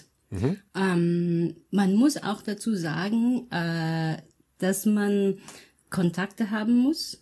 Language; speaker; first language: German; early bilingual, other home language; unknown